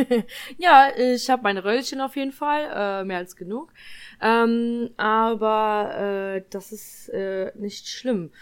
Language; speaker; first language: German; early bilingual, other home language; Polish